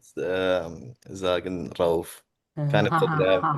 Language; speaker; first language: German; non-native, learner; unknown